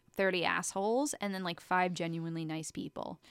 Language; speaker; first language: English; native; English